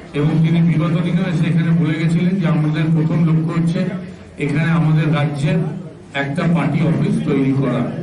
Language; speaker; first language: Bangla; native; Bangla